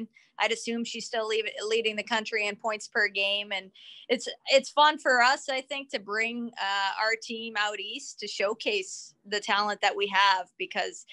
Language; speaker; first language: English; native; English